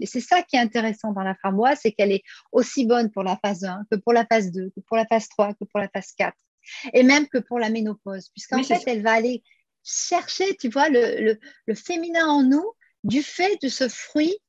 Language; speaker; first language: French; native; French